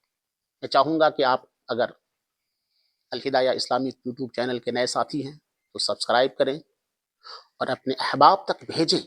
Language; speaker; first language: Urdu; native; Urdu